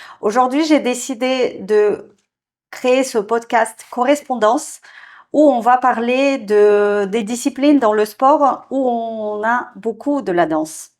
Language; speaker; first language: French; non-native, fluent; Russian